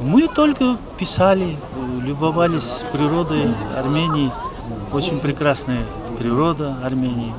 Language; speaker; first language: Russian; non-native, local second language; Kazakh